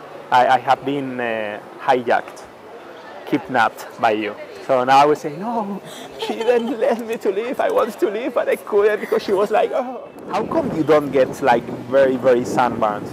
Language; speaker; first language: English; non-native, fluent; Spanish